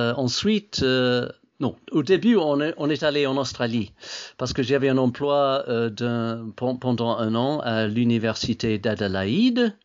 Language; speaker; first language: French; non-native, fluent; English